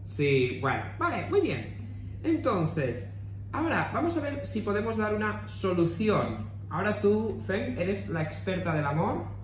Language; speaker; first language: Spanish; native; Spanish